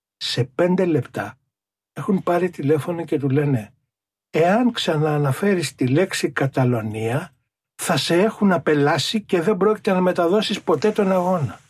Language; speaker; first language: Greek; native; Greek